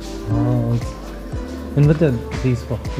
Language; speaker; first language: English; non-native, local second language; Urdu